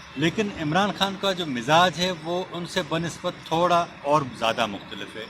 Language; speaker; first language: Urdu; non-native, local second language; Sindhi